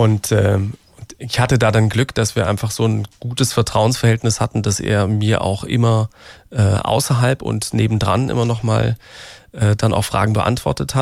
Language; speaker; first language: German; native; German